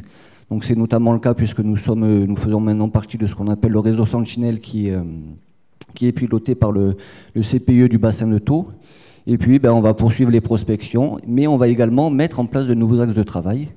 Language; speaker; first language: French; native; French